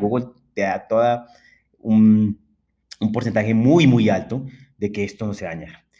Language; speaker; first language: Spanish; native; Spanish